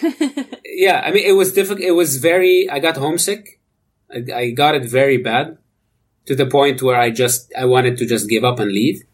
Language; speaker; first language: English; non-native, fluent; Arabic